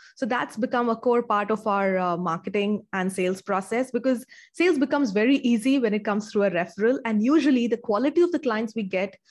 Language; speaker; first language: English; non-native, local second language; Tamil